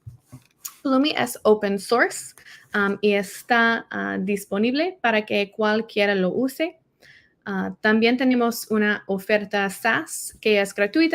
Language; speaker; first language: Spanish; non-native, learner; English